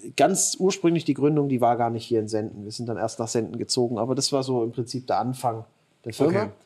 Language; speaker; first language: German; native; German